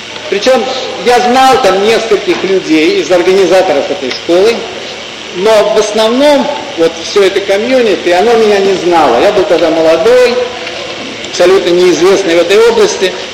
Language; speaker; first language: Russian; native; Russian